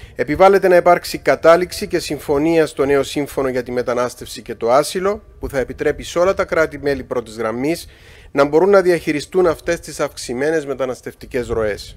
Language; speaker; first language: Greek; native; Greek